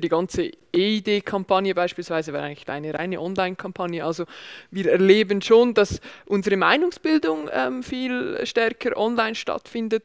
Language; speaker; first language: German; native; German